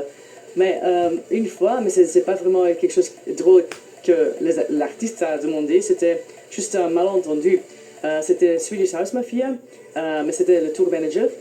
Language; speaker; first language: French; non-native, local second language; Dutch